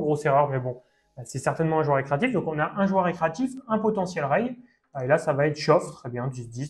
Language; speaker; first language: French; native; French